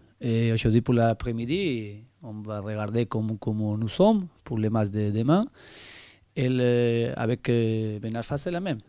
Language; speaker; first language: French; non-native, learner; Spanish